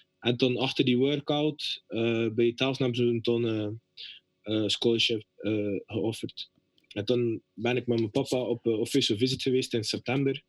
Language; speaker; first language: Dutch; native; Dutch